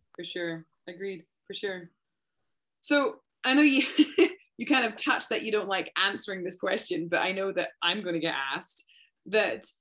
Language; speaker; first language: English; native; English